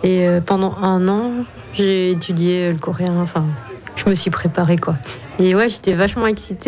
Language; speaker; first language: French; native; French